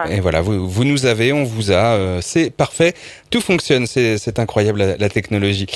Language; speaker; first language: French; native; French